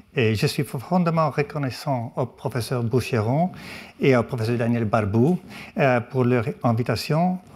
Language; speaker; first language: French; non-native, learner; English